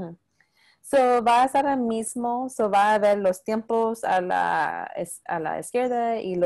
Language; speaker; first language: Spanish; non-native, local second language; English